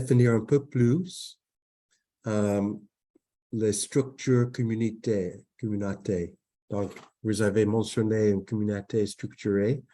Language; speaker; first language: French; non-native, fluent; English